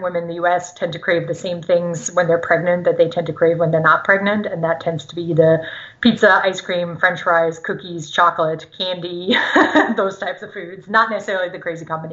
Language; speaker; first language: English; non-native, fluent; German